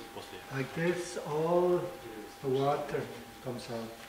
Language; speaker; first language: English; non-native, learner; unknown